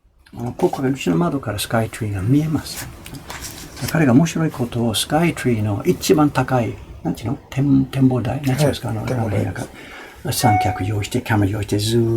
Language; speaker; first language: Japanese; non-native, fluent; English